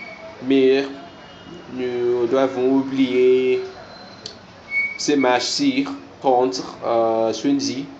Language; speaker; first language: French; non-native, learner; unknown